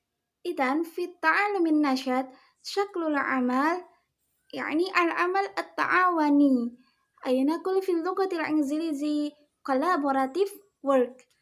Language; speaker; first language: Arabic; non-native, learner; Indonesian